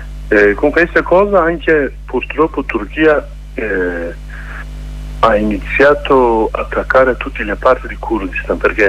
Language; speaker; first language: Italian; non-native, learner; Kurdish